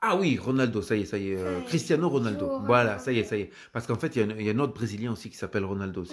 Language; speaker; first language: French; native; French